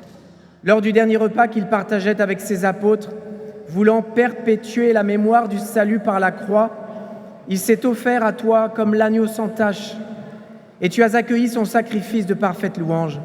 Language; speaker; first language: French; native; French